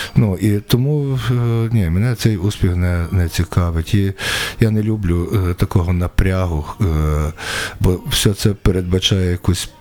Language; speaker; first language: Ukrainian; native; Ukrainian